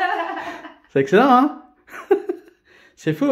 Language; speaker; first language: French; native; French